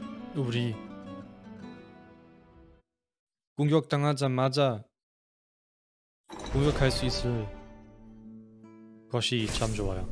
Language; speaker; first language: Korean; non-native, fluent; German